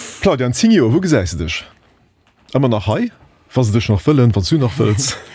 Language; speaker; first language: Luxembourgish; native; Luxembourgish